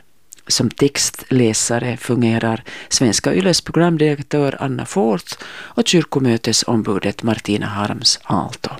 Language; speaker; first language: Swedish; native; Swedish